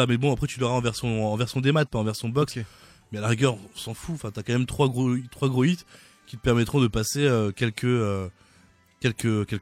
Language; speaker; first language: French; native; French